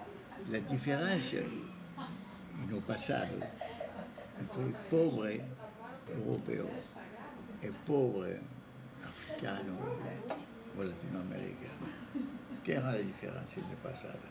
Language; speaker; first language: Spanish; non-native, fluent; French